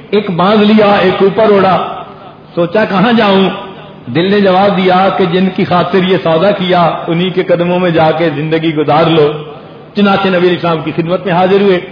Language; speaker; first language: Urdu; non-native, local second language; Punjabi